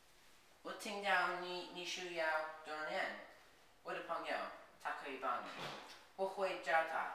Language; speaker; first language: Chinese; non-native, learner; English